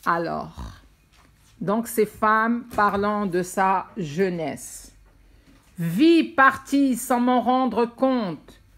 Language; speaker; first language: French; non-native, local second language; Arabic